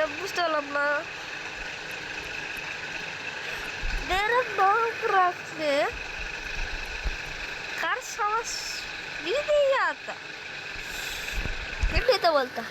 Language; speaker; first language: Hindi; non-native, learner; Bangla